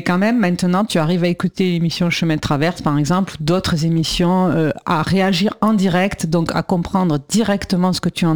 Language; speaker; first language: French; native; French